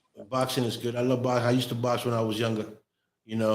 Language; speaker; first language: English; native; English